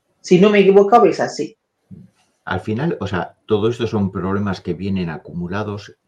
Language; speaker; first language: Spanish; non-native, fluent; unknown